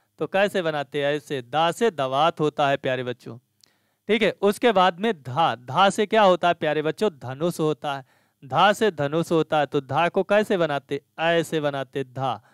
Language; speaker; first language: Hindi; native; Hindi